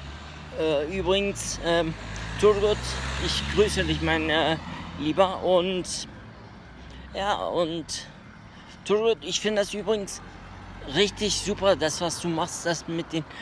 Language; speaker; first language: German; early bilingual, other home language; Turkish